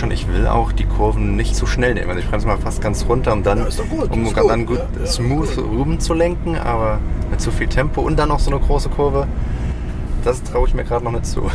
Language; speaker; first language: German; native; German